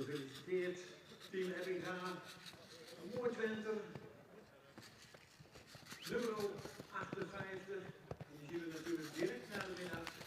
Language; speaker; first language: Dutch; native; Dutch